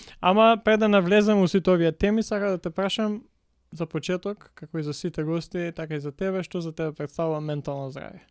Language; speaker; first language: Macedonian; native; Macedonian